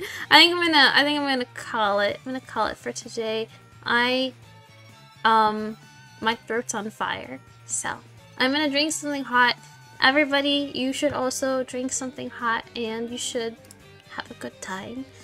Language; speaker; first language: English; native; English